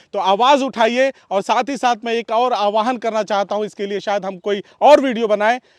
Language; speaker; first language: Hindi; native; Hindi